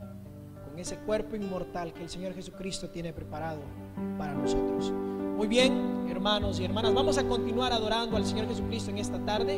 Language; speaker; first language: Spanish; native; Spanish